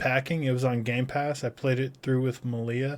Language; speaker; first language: English; native; English